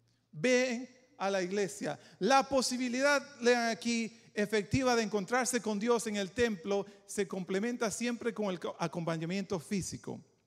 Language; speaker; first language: Spanish; native; Spanish